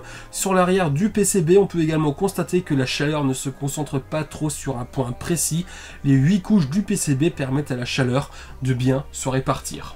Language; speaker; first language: French; native; French